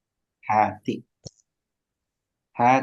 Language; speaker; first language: Arabic; non-native, fluent; Indonesian